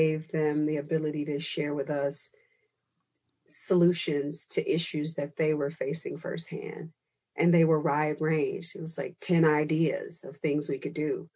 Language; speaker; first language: English; native; English